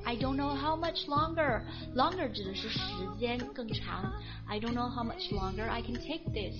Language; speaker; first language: English; non-native, fluent; Chinese